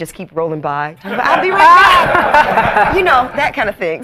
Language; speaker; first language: English; native; English